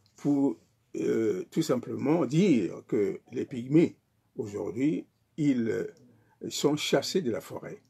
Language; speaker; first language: French; non-native, local second language; Sango